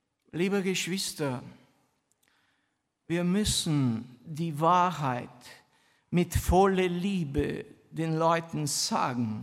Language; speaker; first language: German; non-native, fluent; Romanian